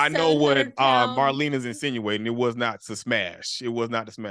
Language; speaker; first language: English; native; English